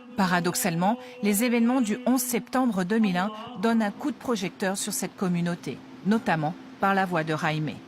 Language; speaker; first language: French; native; French